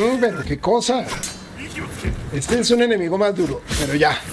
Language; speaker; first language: Spanish; native; Spanish